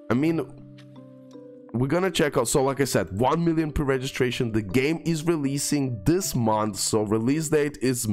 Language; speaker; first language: English; non-native, fluent; Croatian